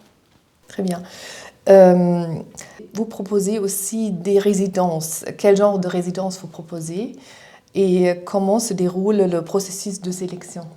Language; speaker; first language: French; non-native, fluent; German